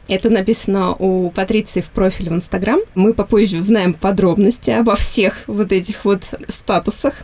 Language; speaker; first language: Russian; native; Russian